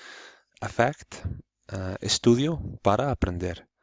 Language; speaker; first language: Spanish; non-native, fluent; English